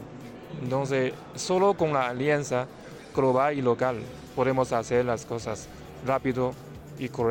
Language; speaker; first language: Spanish; non-native, learner; Chinese